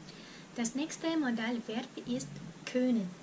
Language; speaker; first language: German; non-native, fluent; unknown